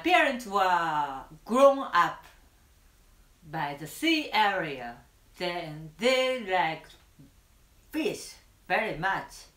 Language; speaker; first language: English; non-native, learner; Japanese